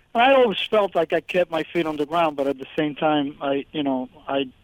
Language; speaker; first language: English; early bilingual, other home language; Spanish